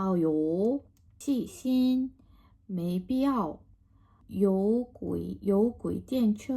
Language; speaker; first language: Chinese; non-native, learner; Korean